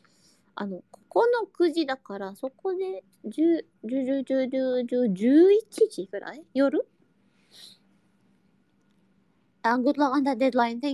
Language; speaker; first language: Japanese; non-native, learner; Indonesian